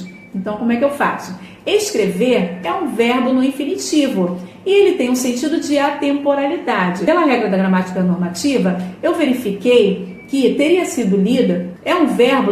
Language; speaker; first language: Portuguese; native; Portuguese